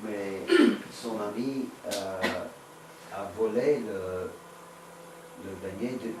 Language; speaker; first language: French; non-native, learner; English